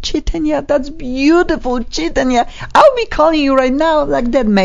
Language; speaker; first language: English; non-native, fluent; Polish